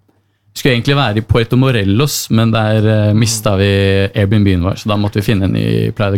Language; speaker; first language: Norwegian; native; Norwegian